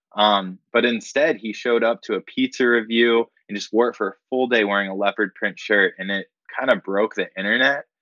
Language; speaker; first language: English; native; English